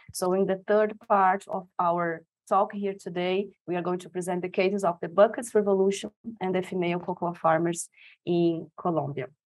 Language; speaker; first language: English; non-native, fluent; Portuguese